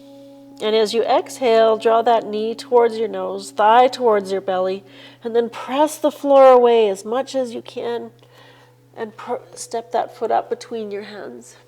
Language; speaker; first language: English; native; English